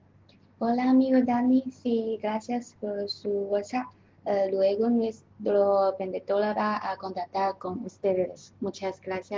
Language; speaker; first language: Spanish; non-native, learner; Chinese